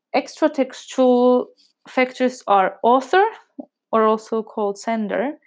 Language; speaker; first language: English; non-native, fluent; Czech